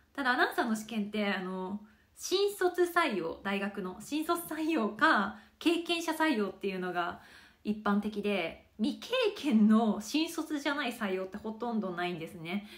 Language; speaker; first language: Japanese; native; Japanese